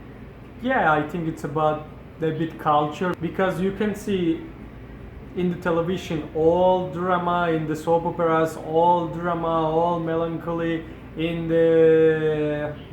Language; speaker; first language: English; non-native, fluent; Turkish